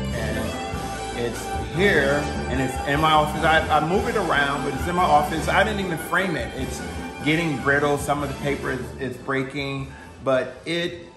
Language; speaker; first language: English; native; English